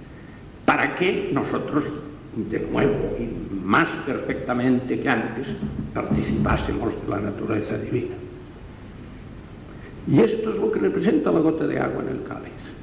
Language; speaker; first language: Spanish; non-native, local second language; Catalan